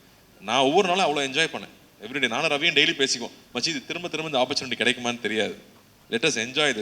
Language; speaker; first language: Tamil; native; Tamil